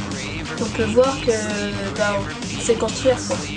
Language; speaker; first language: French; native; French